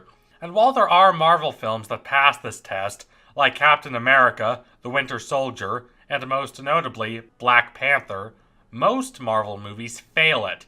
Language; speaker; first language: English; native; English